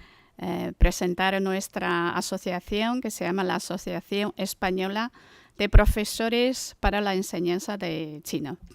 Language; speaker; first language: Spanish; non-native, fluent; Chinese